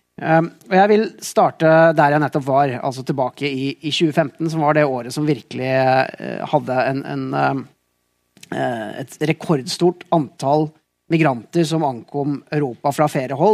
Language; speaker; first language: Norwegian; native; Norwegian